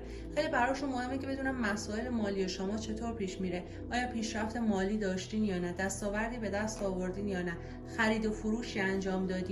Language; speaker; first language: Persian; native; Persian